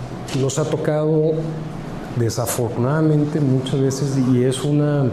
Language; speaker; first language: Spanish; native; Spanish